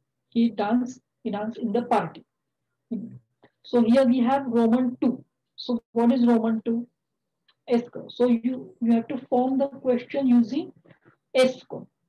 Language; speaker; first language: English; non-native, local second language; Marathi